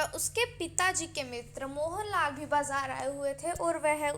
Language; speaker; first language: Hindi; non-native, local second language; Punjabi